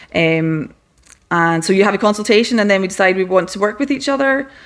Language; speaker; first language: English; native; English